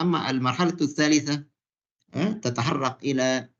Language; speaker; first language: Arabic; non-native, fluent; Malay